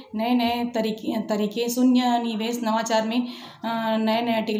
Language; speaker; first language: Hindi; native; Hindi